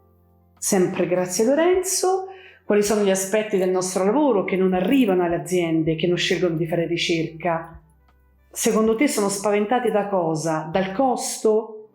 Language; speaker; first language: Italian; native; Italian